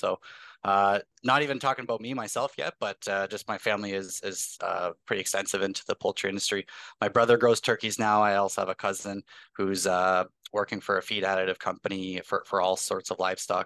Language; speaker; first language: English; native; English